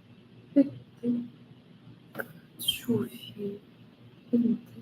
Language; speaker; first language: Arabic; non-native, learner; English